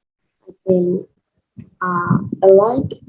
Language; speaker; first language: English; non-native, learner; Vietnamese